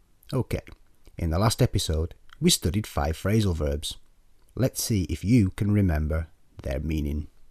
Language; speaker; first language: English; native; English